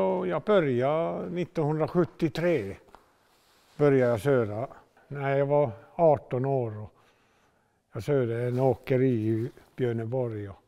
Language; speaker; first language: Swedish; non-native, local second language; Finnish